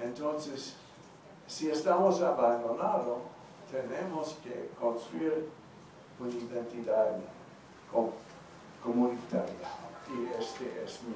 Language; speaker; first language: Spanish; non-native, learner; English